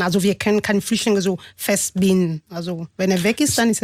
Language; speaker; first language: German; non-native, fluent; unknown